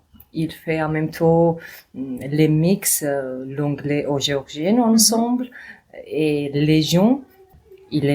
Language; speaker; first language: French; non-native, learner; Georgian